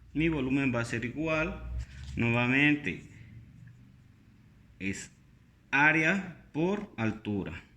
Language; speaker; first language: Spanish; native; Spanish